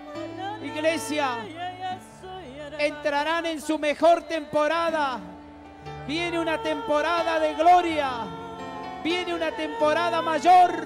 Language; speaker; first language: Spanish; native; Spanish